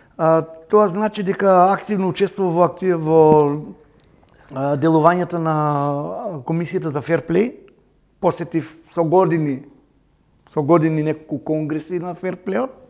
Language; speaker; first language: Macedonian; native; Macedonian